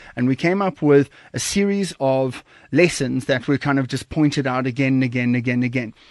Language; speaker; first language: English; native; English